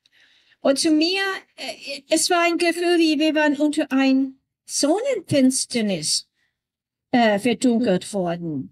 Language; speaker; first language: German; non-native, learner; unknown